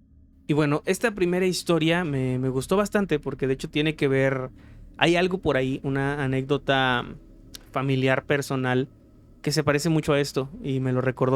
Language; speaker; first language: Spanish; native; Spanish